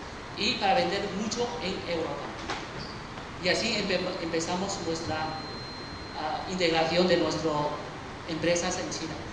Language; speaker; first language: Spanish; early bilingual, other home language; Chinese